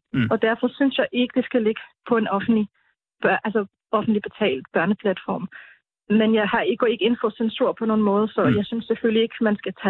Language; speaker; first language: Danish; native; Danish